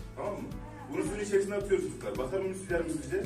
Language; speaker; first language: Turkish; native; Turkish